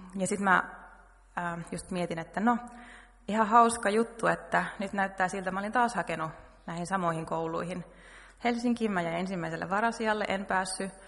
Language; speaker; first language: Finnish; native; Finnish